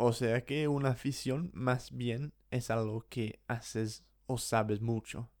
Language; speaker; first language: Spanish; non-native, fluent; English